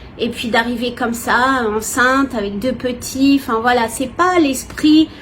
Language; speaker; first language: French; native; French